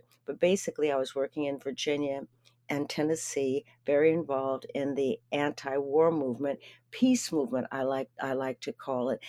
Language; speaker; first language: English; native; English